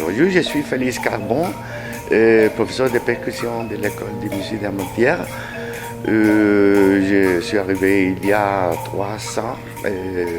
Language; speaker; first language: French; non-native, learner; Spanish